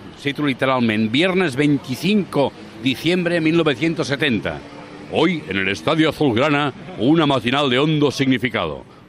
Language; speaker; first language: Spanish; non-native, local second language; Catalan